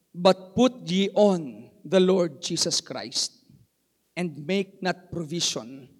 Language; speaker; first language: English; non-native, local second language; Filipino